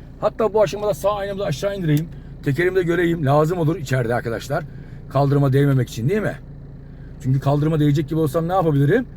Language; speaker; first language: Turkish; native; Turkish